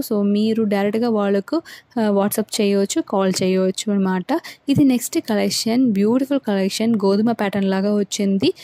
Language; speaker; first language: Telugu; non-native, local second language; Tamil